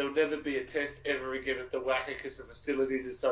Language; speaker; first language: English; native; English